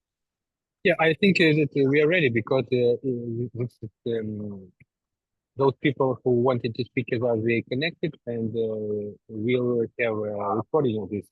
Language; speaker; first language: English; non-native, learner; Ukrainian